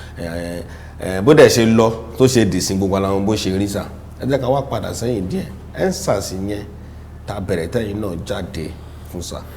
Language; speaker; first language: Yoruba; native; Yoruba